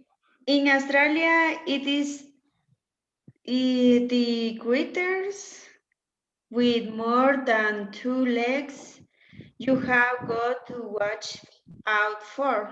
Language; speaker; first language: English; non-native, learner; Spanish